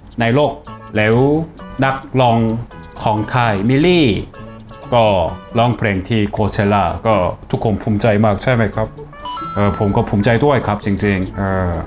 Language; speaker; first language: Thai; non-native, fluent; Korean